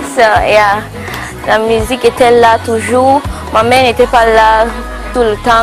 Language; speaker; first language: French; non-native, local second language; English